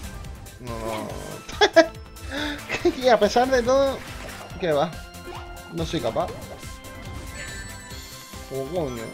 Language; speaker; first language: Spanish; native; Spanish